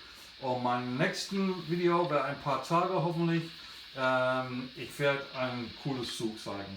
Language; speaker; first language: German; non-native, fluent; English